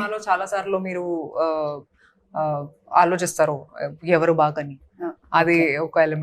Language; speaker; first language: Telugu; non-native, fluent; Hindi